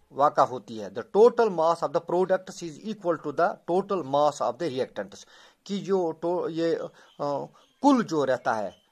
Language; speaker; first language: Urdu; non-native, local second language; Kashmiri